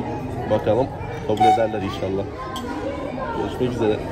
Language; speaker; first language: Turkish; native; Turkish